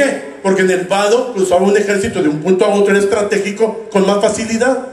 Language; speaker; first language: Spanish; native; Spanish